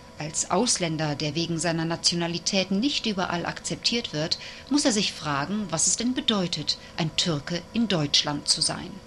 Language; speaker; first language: German; native; German